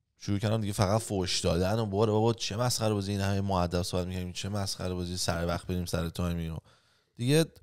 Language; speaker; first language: Persian; native; Persian